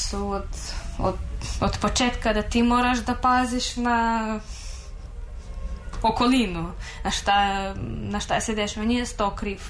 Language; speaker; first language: Serbian; non-native, fluent; Russian